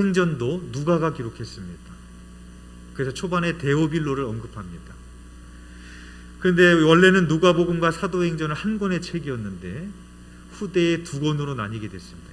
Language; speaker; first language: Korean; native; Korean